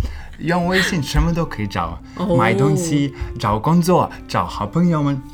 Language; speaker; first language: Chinese; non-native, learner; English